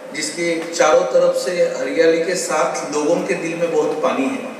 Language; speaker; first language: Hindi; non-native, local second language; Marathi